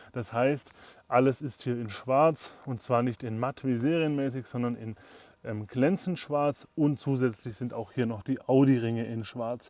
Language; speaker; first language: German; native; German